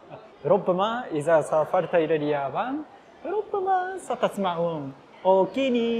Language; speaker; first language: Arabic; non-native, fluent; Japanese